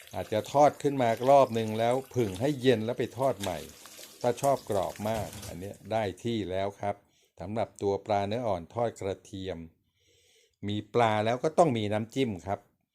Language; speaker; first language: Thai; native; Thai